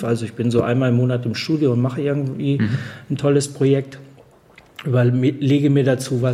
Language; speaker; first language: German; native; German